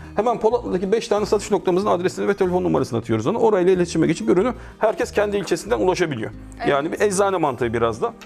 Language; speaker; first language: Turkish; native; Turkish